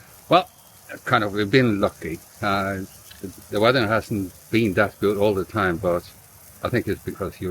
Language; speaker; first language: English; non-native, fluent; Norwegian